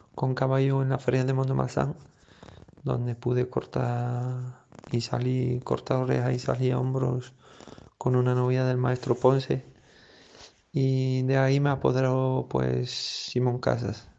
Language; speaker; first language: Spanish; non-native, fluent; French